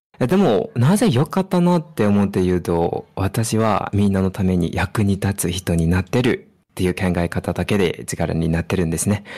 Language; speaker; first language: Japanese; non-native, fluent; Burmese